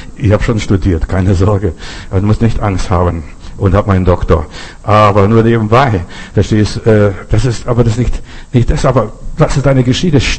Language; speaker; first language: German; native; German